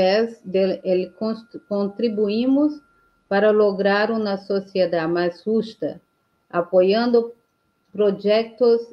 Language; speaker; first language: Portuguese; non-native, learner; Spanish